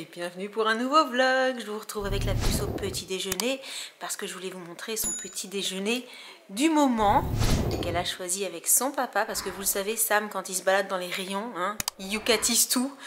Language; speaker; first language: French; native; French